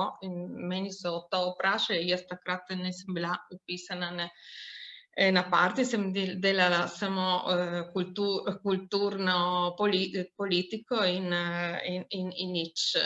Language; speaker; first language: Slovenian; non-native, local second language; Italian